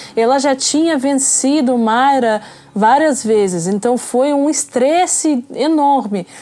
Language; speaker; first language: Portuguese; non-native, fluent; Russian